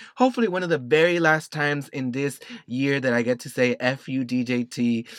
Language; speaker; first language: English; early bilingual, other home language; Spanish